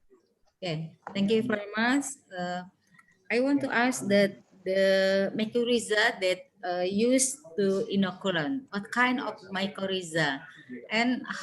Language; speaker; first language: English; non-native, learner; Indonesian